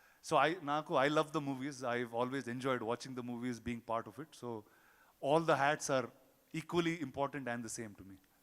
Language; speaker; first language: English; non-native, local second language; Telugu